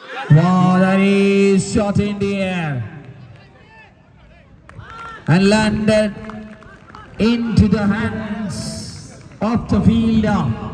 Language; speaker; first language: English; non-native, local second language; Malayalam